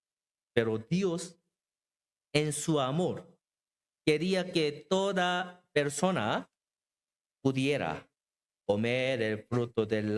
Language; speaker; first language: Spanish; non-native, learner; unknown